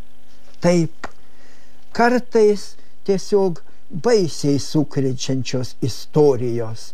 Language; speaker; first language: Lithuanian; native; Lithuanian